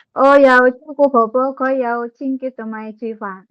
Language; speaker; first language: Cantonese; non-native, learner; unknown